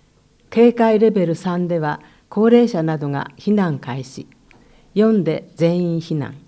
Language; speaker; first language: Japanese; native; Japanese